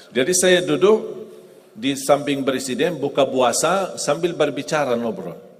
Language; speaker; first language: Indonesian; non-native, fluent; Arabic